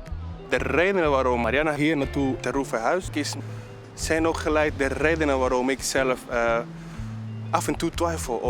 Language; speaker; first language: Dutch; non-native, fluent; Spanish